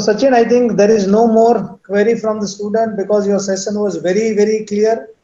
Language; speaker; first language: English; non-native, local second language; Gujarati